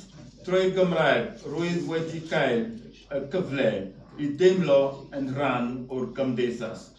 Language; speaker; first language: Welsh; non-native, fluent; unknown